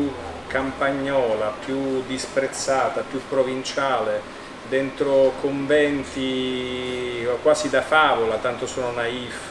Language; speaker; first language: Italian; native; Italian